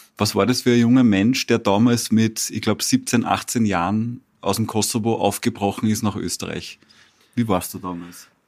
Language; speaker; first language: German; native; German